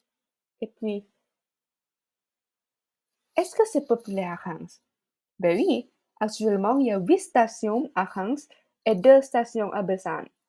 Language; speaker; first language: French; non-native, fluent; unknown